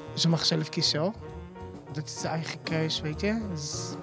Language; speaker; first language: Dutch; non-native, learner; Hebrew